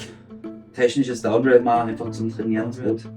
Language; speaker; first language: German; native; German